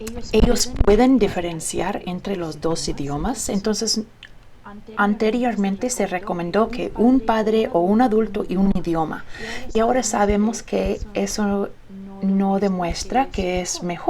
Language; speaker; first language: Spanish; early bilingual, heritage; Spanish